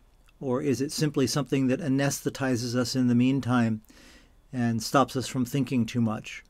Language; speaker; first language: English; native; English